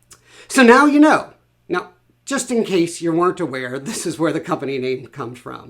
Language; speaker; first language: English; native; English